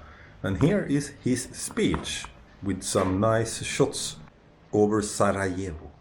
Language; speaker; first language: English; non-native, fluent; Swedish